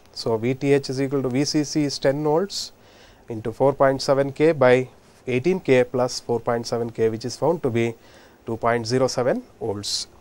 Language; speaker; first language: English; non-native, local second language; Kannada